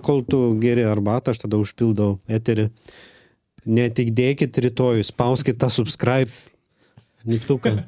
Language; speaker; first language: Lithuanian; non-native, local second language; Russian